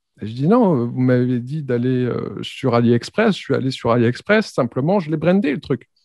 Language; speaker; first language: French; native; French